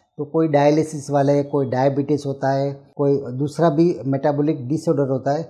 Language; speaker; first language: Hindi; non-native, local second language; Gujarati